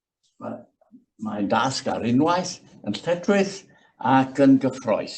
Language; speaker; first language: Welsh; native; Welsh